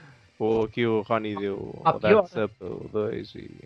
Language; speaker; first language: Portuguese; native; Portuguese